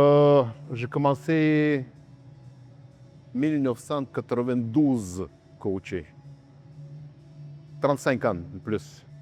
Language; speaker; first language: French; non-native, learner; Russian